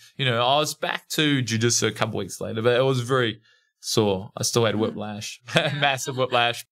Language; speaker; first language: English; native; English